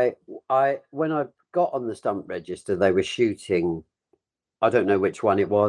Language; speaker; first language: English; native; English